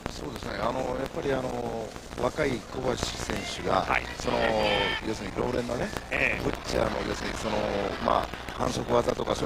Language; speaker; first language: Japanese; native; Japanese